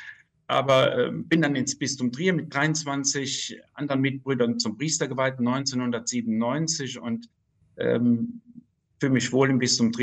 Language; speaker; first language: German; native; German